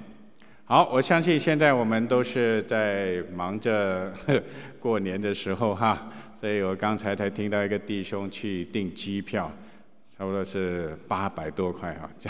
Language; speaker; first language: Chinese; native; Chinese